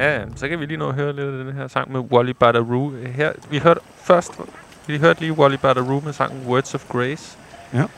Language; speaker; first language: Danish; native; Danish